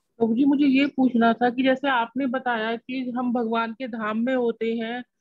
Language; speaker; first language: Hindi; native; Hindi